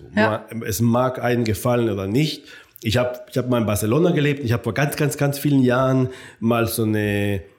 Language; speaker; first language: German; non-native, fluent; Spanish